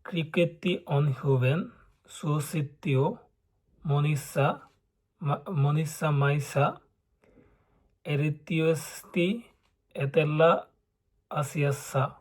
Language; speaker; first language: Finnish; non-native, learner; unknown